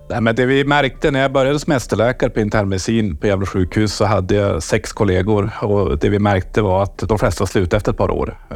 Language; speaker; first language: Swedish; native; Swedish